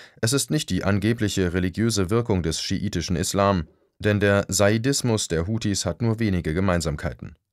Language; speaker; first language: German; native; German